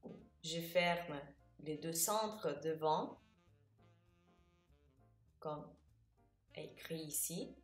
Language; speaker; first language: French; non-native, fluent; Italian